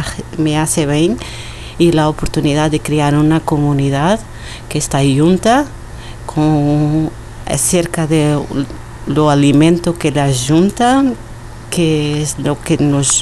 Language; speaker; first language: Spanish; non-native, learner; Portuguese